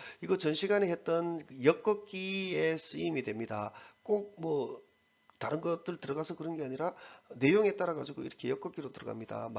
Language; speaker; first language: Korean; native; Korean